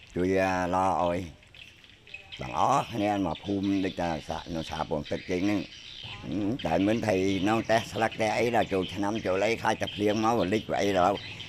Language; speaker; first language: Khmer; native; Khmer